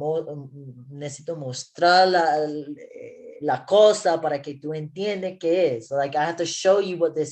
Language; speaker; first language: Spanish; non-native, learner; English